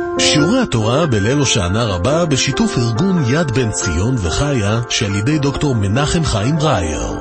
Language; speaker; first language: Hebrew; native; Hebrew